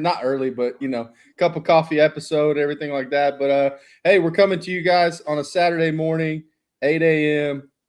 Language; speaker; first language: English; native; English